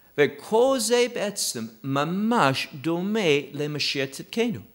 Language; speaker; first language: Hebrew; non-native, fluent; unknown